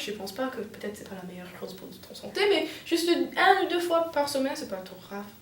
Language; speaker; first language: French; non-native, learner; English